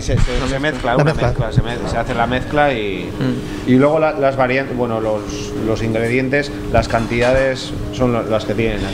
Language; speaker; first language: Spanish; native; Spanish